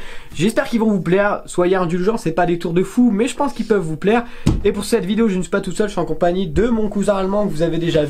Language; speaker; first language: French; native; French